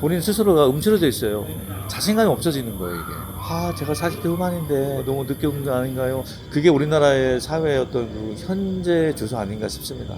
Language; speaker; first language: Korean; native; Korean